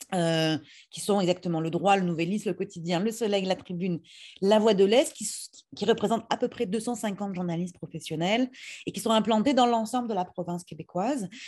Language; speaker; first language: French; native; French